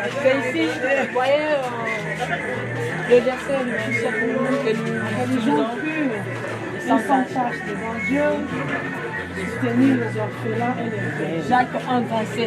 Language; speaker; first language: French; non-native, local second language; Lingala